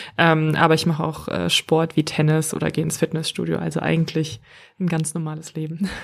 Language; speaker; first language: German; native; German